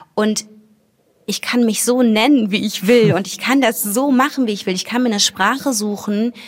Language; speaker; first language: German; native; German